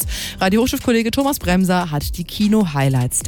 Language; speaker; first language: German; native; German